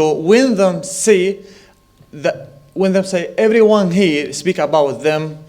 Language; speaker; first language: English; non-native, learner; Arabic